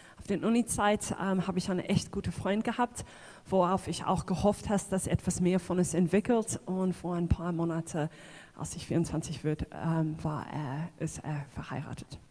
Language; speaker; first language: German; non-native, fluent; English